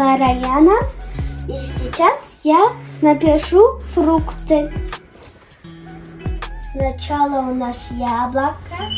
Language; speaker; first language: Russian; non-native, local second language; Kyrgyz